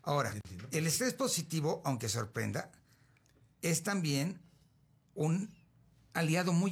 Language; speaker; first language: Spanish; native; Spanish